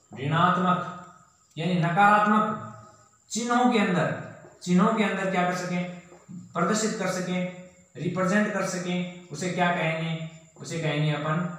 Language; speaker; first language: Hindi; native; Hindi